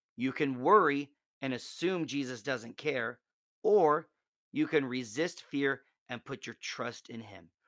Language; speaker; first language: English; native; English